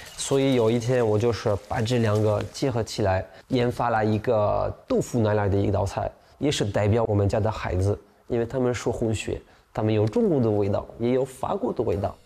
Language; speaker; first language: Chinese; non-native, fluent; French